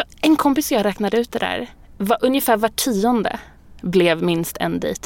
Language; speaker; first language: Swedish; native; Swedish